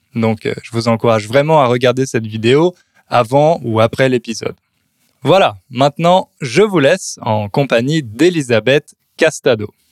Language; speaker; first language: French; native; French